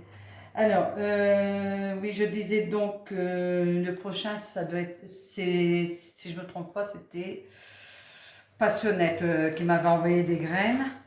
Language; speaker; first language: French; native; French